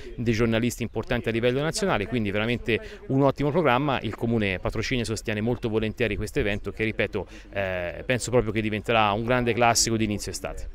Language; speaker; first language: Italian; native; Italian